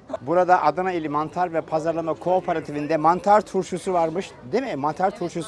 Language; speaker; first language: Turkish; native; Turkish